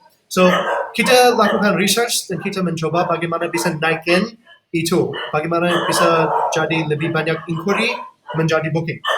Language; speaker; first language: Indonesian; non-native, fluent; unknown